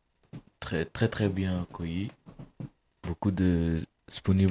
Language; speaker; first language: French; non-native, fluent; Kabuverdianu